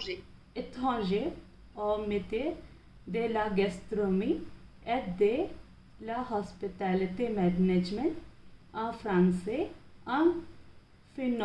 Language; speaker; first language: French; non-native, learner; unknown